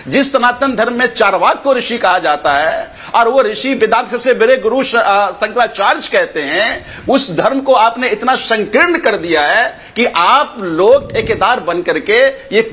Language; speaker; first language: Hindi; native; Hindi